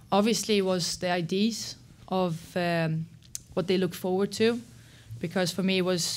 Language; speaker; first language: English; non-native, fluent; Swedish